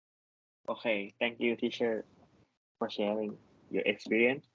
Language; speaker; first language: English; non-native, learner; Thai